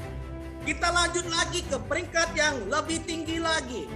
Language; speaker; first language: Indonesian; native; Indonesian